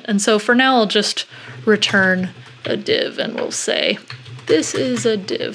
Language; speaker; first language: English; native; English